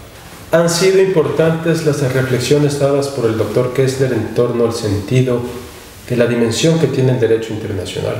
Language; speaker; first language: Spanish; native; Spanish